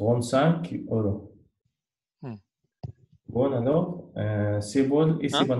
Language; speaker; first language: French; non-native, learner; Arabic